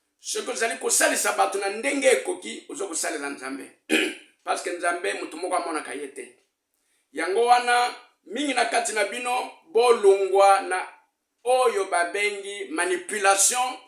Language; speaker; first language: Lingala; non-native, local second language; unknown